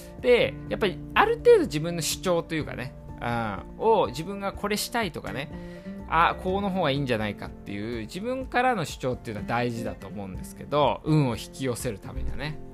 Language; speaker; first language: Japanese; native; Japanese